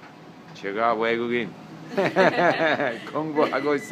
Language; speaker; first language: Korean; non-native, learner; English